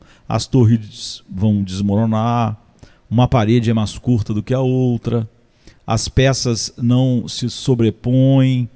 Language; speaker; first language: Portuguese; native; Portuguese